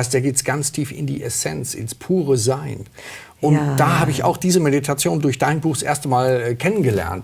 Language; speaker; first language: German; native; German